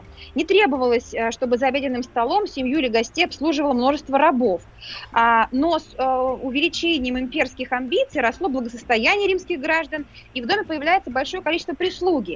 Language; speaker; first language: Russian; native; Russian